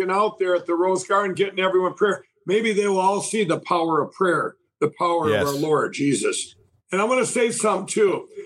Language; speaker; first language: English; native; English